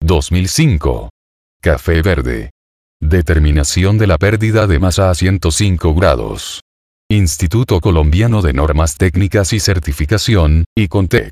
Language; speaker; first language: Spanish; native; Spanish